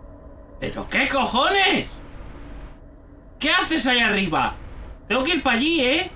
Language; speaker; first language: Spanish; native; Spanish